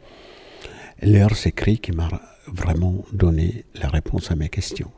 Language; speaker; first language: French; non-native, fluent; Malayalam